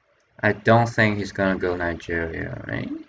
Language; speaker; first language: English; non-native, fluent; Chinese